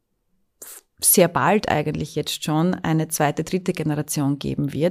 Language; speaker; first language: German; native; German